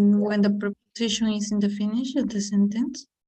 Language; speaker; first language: English; non-native, learner; Spanish